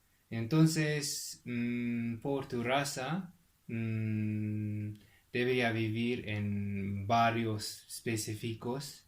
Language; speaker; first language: Spanish; non-native, fluent; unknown